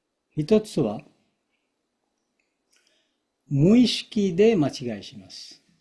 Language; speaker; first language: Japanese; non-native, fluent; Bangla